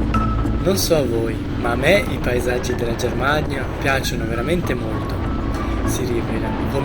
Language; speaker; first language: Italian; native; Italian